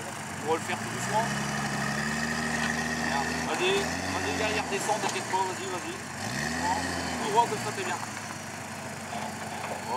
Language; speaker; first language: French; native; French